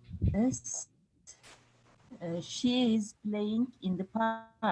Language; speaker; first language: English; non-native, learner; Turkish